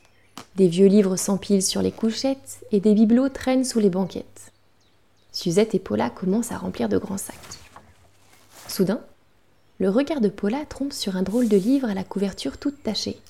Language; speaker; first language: French; native; French